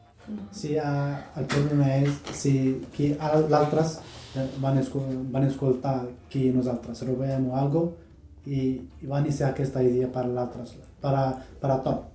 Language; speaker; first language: Catalan; non-native, learner; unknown